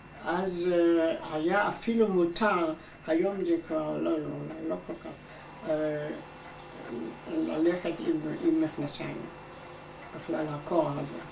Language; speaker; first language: Hebrew; non-native, fluent; German